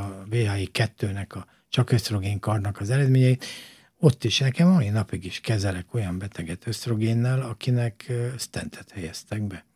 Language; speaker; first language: Hungarian; native; Hungarian